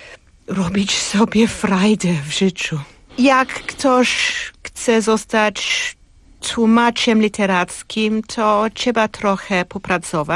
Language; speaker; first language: Polish; non-native, fluent; English